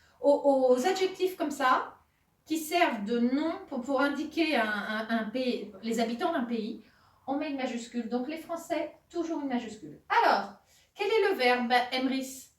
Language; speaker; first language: French; native; French